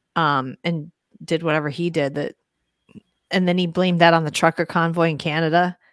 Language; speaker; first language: English; native; English